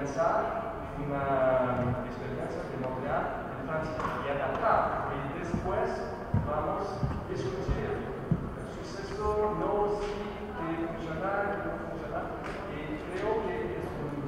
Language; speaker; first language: Spanish; non-native, learner; French